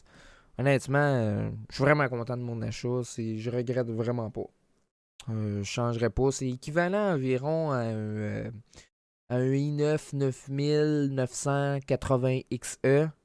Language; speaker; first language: French; native; French